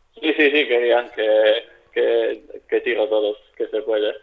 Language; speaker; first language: Spanish; non-native, fluent; Slovak